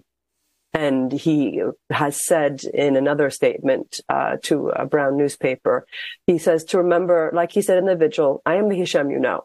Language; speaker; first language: English; native; English